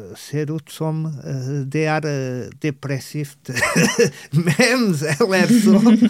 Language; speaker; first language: Norwegian; non-native, fluent; Portuguese